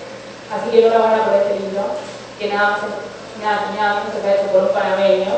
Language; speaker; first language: Spanish; native; Spanish